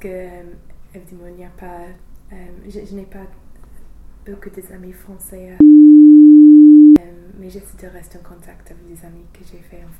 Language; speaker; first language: French; non-native, fluent; English